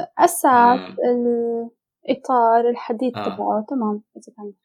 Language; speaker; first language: Arabic; native; Arabic